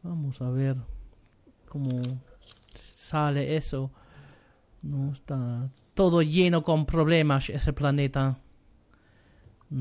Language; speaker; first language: Spanish; non-native, learner; German